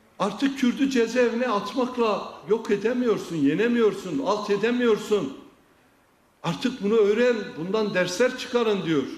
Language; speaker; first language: Turkish; non-native, local second language; Kurdish